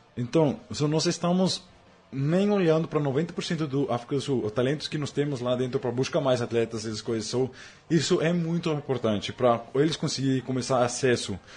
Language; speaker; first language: Portuguese; non-native, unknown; Afrikaans